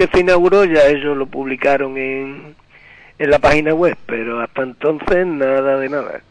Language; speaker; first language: Spanish; native; Spanish